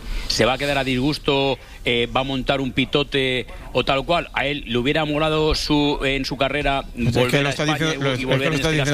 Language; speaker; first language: Spanish; native; Spanish